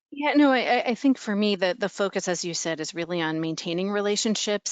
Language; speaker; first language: English; native; English